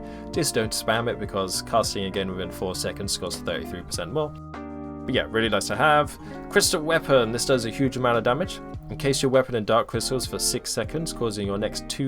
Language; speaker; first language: English; native; English